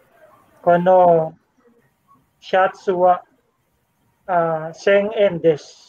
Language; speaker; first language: Japanese; non-native, learner; Filipino